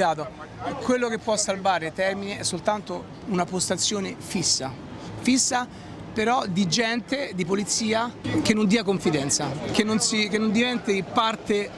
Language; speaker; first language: Italian; native; Italian